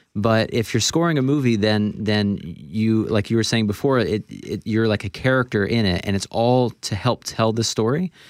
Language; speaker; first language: English; native; English